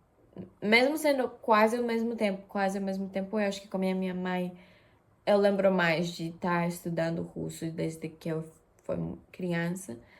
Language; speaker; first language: Portuguese; non-native, fluent; Japanese